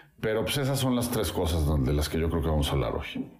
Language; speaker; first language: Spanish; native; Spanish